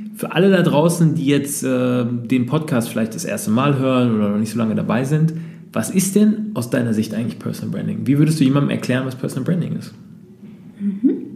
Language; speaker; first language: German; native; German